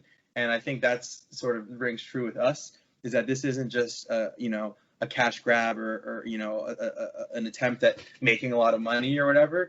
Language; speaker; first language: English; native; English